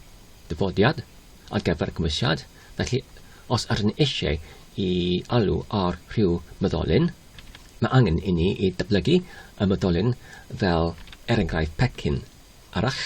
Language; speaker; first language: Welsh; non-native, learner; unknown